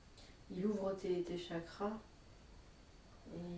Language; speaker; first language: French; native; French